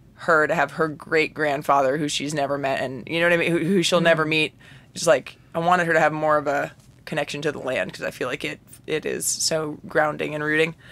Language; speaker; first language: English; native; English